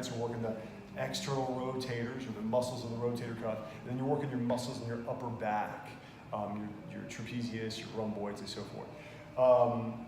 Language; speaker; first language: English; native; English